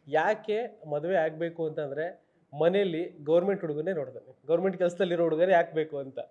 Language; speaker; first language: Kannada; native; Kannada